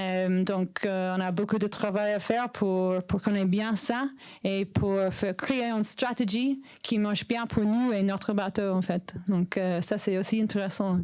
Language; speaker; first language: French; non-native, learner; English